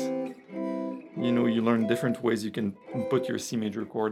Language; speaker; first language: English; non-native, fluent; French